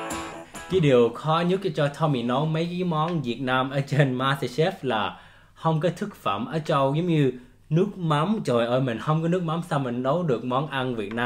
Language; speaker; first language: Vietnamese; early bilingual, heritage; Vietnamese